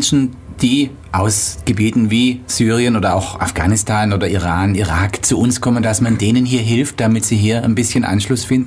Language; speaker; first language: German; native; German